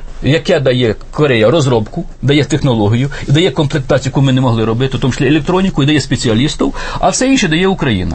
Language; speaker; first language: Ukrainian; native; Ukrainian